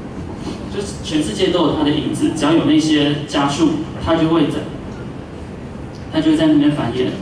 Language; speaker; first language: Chinese; native; Chinese